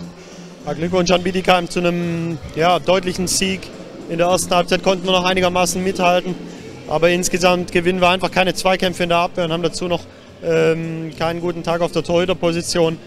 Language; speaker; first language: German; native; German